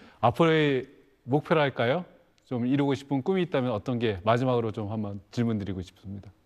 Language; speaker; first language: Korean; native; Korean